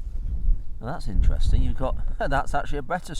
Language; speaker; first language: English; native; English